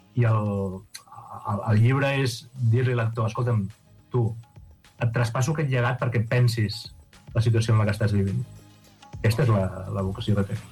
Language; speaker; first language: Catalan; native; Catalan